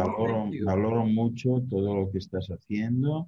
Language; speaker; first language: Spanish; native; Spanish